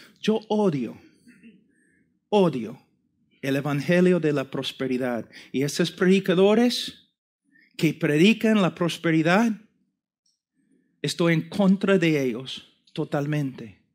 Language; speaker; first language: Spanish; non-native, fluent; English